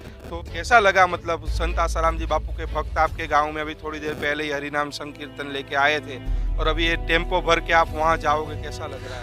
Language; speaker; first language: Hindi; native; Hindi